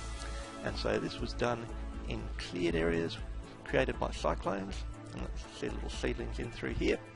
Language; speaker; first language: English; native; English